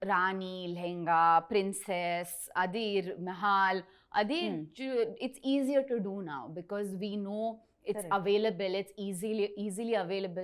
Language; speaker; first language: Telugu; non-native, learner; Tulu